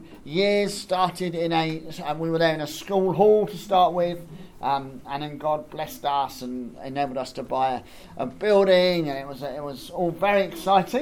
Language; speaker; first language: English; native; English